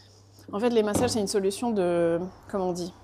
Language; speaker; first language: French; early bilingual, other home language; Portuguese